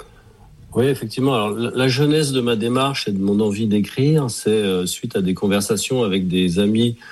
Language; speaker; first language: French; native; French